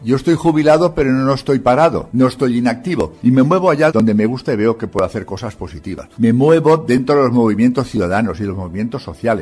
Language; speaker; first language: Spanish; native; Spanish